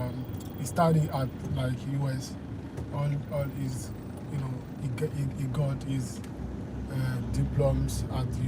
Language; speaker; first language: English; non-native, fluent; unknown